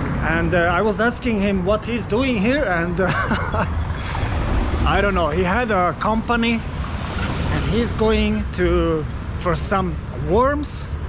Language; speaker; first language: English; non-native, fluent; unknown